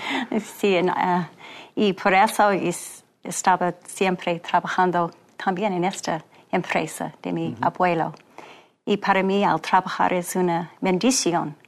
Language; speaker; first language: Spanish; non-native, fluent; English